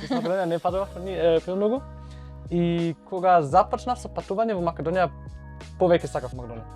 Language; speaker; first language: Macedonian; non-native, fluent; German